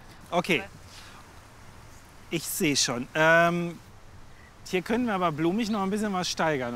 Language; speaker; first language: German; native; German